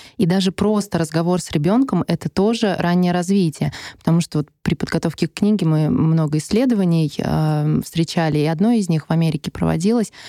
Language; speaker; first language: Russian; native; Russian